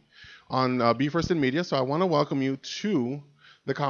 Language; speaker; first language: English; native; English